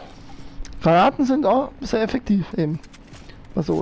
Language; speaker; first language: German; native; German